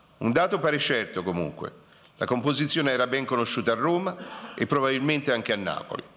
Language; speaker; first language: Italian; native; Italian